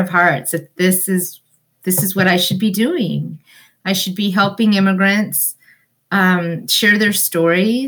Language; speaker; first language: English; early bilingual, other home language; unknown